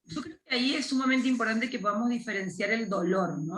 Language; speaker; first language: Spanish; native; Spanish